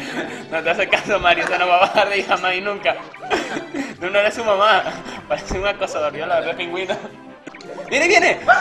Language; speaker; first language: Spanish; native; Spanish